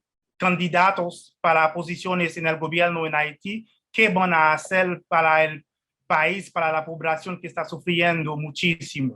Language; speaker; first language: Spanish; non-native, fluent; Haitian Creole